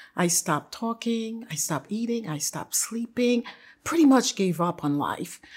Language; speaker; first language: English; non-native, fluent; Haitian Creole